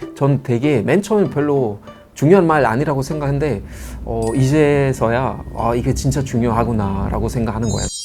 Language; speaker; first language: Korean; non-native, fluent; German